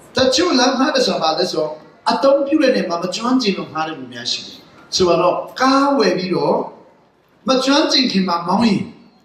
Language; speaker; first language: Burmese; non-native, local second language; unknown